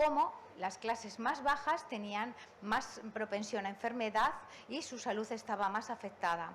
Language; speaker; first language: Spanish; native; Spanish